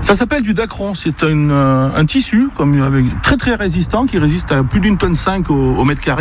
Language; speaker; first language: French; native; French